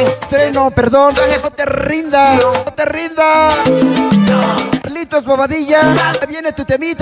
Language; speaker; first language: Spanish; native; Spanish